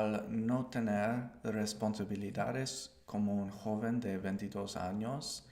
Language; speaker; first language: Spanish; non-native, learner; English